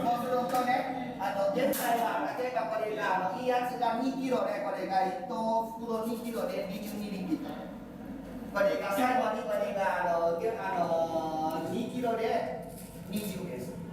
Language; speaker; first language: Japanese; non-native, fluent; Chinese